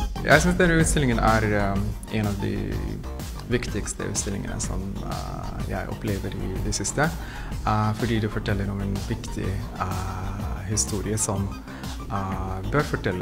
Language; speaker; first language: Norwegian; non-native, fluent; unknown